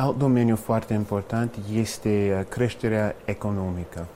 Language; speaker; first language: Romanian; non-native, fluent; English